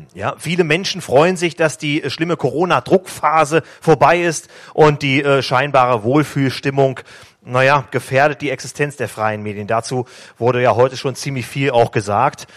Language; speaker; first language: German; native; German